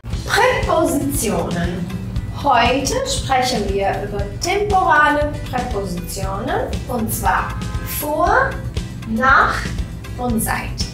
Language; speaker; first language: German; non-native, fluent; Albanian